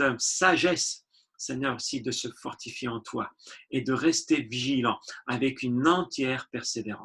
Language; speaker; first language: French; native; French